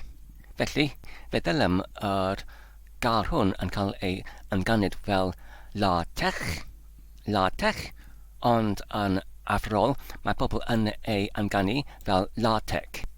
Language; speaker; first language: Welsh; non-native, fluent; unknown